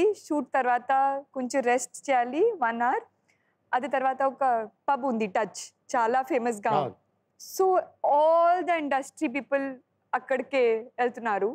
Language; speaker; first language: Telugu; non-native, learner; Sindhi